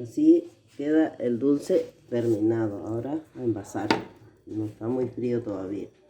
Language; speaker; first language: Spanish; native; Spanish